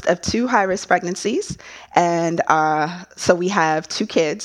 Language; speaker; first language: English; native; English